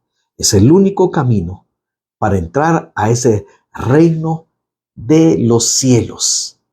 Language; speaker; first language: Spanish; native; Spanish